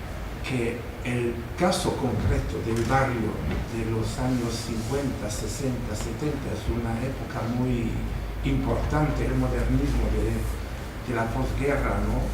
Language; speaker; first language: Spanish; non-native, fluent; German